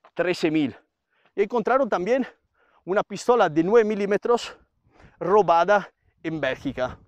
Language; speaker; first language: Spanish; non-native, fluent; Italian